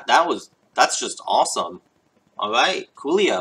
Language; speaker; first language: English; native; English